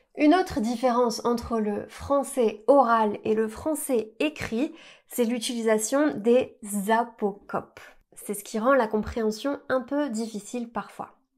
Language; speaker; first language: French; native; French